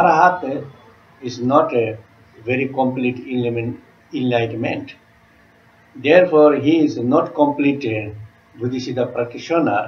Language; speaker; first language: English; non-native, learner; Tibetan